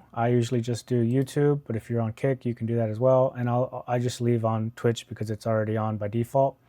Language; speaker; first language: English; native; English